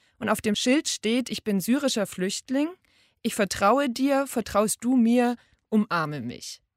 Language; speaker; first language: German; native; German